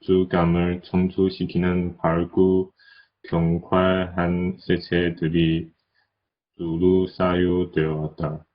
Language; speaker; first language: Korean; non-native, learner; Chinese